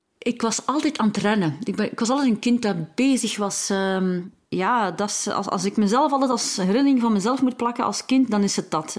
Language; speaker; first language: Dutch; early bilingual, other home language; Arabic